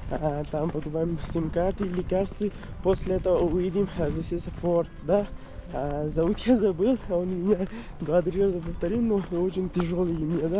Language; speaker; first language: Russian; non-native, learner; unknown